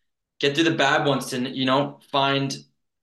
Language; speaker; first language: English; native; English